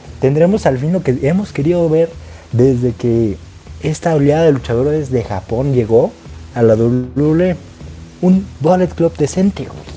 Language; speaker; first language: Spanish; native; Spanish